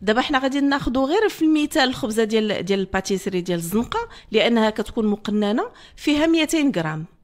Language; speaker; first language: Arabic; native; Arabic